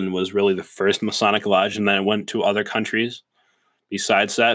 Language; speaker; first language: English; native; English